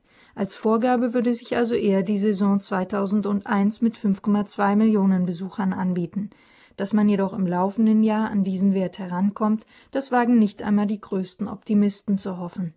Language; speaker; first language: German; native; German